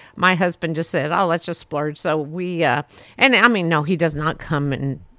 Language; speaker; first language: English; early bilingual, other home language; Spanish